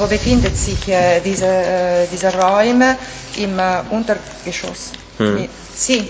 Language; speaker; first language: German; non-native, local second language; Italian